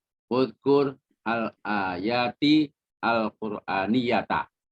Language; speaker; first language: Arabic; non-native, fluent; Indonesian